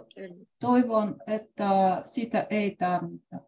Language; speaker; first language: Finnish; non-native, learner; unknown